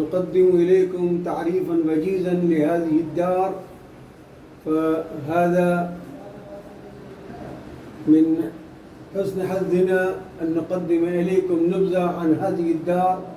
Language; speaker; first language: Arabic; non-native, fluent; Urdu